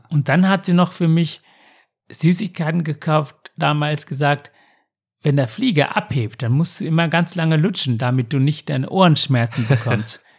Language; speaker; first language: German; non-native, fluent; Tamil